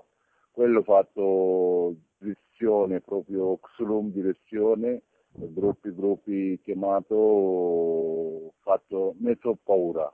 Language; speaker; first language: Italian; non-native, learner; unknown